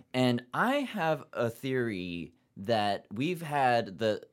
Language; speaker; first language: English; early bilingual, other home language; Japanese